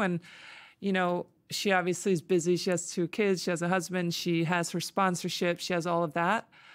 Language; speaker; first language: English; non-native, fluent; Danish